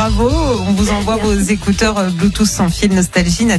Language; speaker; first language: French; native; French